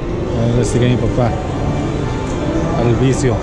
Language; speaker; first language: Spanish; early bilingual, heritage; Spanish